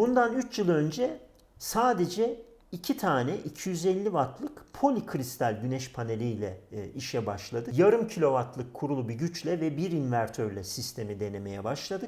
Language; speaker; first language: Turkish; native; Turkish